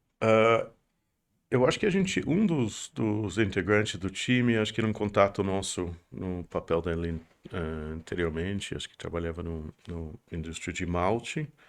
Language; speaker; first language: Portuguese; non-native, fluent; English